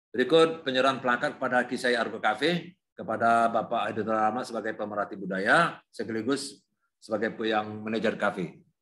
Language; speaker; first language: Indonesian; native; Indonesian